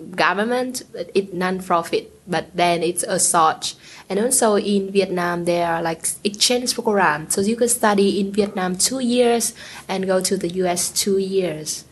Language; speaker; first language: English; non-native, learner; Vietnamese